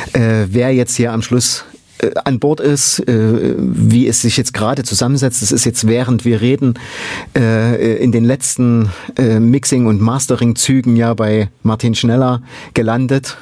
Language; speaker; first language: German; native; German